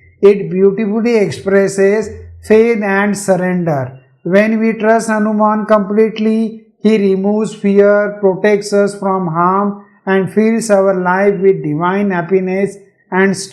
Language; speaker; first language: English; non-native, local second language; Hindi